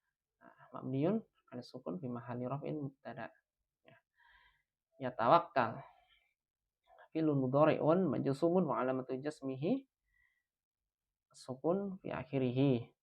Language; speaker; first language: Arabic; non-native, fluent; Indonesian